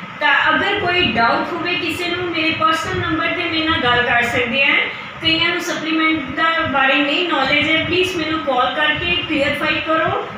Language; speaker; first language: Hindi; non-native, local second language; Punjabi